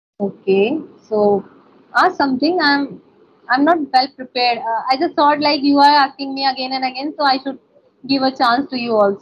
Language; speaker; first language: English; non-native, local second language; Hindi